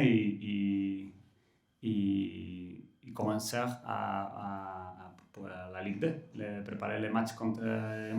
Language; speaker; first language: French; non-native, learner; Catalan